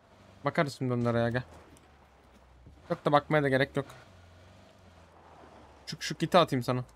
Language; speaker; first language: Turkish; native; Turkish